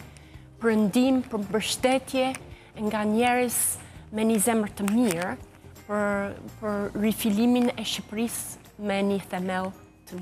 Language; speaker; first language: Albanian; non-native, fluent; English